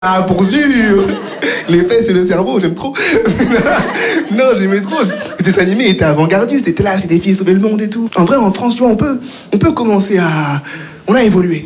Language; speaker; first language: French; native; French